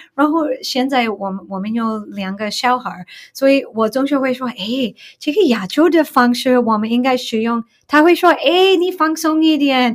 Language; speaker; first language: Chinese; non-native, fluent; English